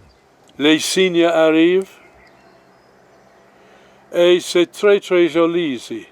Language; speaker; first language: French; non-native, learner; English